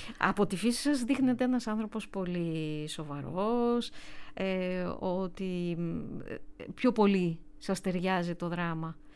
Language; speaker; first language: Greek; native; Greek